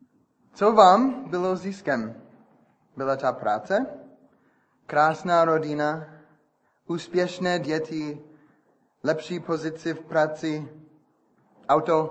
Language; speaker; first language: Czech; non-native, fluent; English